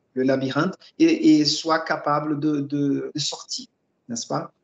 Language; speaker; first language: French; non-native, fluent; Portuguese